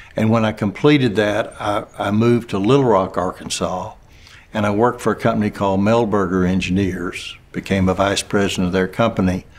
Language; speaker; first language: English; native; English